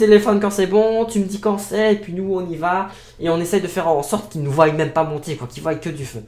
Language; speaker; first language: French; native; French